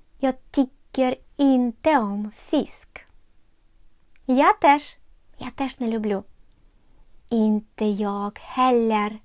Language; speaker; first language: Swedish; non-native, fluent; Ukrainian